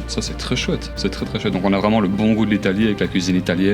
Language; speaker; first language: French; native; French